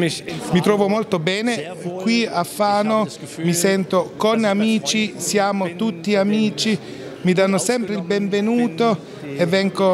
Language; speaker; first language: Italian; non-native, fluent; German